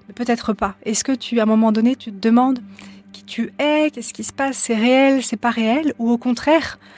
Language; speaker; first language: French; native; French